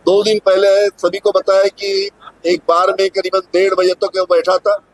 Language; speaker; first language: Hindi; non-native, local second language; Marathi